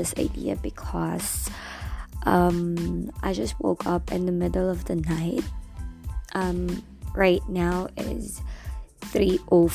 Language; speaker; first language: English; non-native, local second language; Filipino